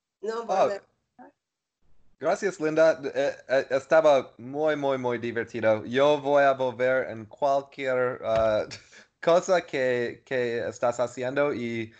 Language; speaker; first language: Spanish; non-native, learner; English